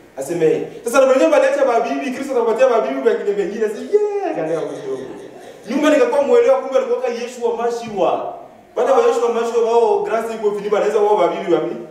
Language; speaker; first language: Swahili; non-native, local second language; Nande